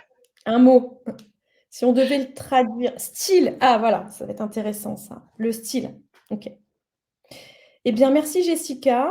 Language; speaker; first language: French; native; French